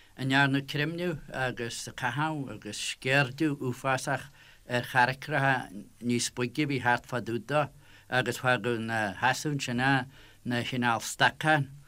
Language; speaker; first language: Irish; native; Irish